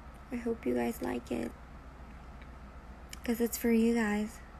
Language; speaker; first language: English; early bilingual, other home language; Korean